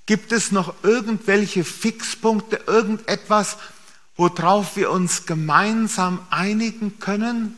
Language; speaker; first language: German; native; German